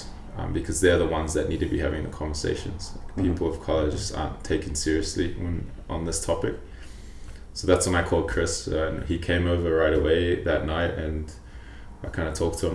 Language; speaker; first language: English; native; English